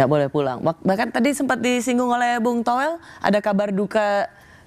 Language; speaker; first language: Indonesian; native; Indonesian